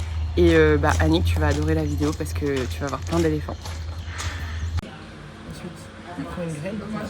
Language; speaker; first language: French; native; French